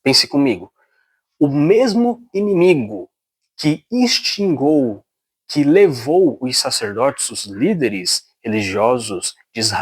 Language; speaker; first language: Portuguese; native; Portuguese